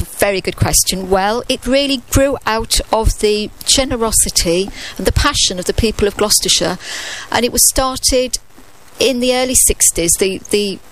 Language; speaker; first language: English; native; English